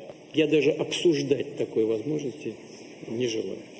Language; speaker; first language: Russian; native; Russian